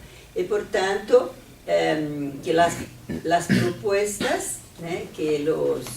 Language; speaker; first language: Spanish; non-native, fluent; Portuguese